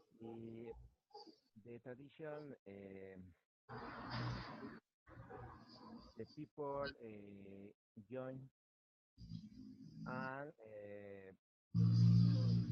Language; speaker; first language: English; non-native, learner; Spanish